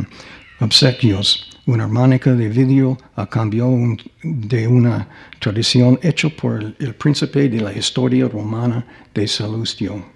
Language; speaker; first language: Spanish; non-native, fluent; English